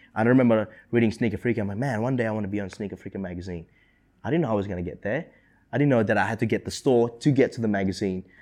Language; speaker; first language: English; early bilingual, other home language; Indonesian